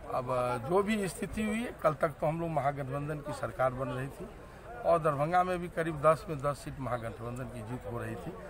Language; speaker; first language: Hindi; native; Hindi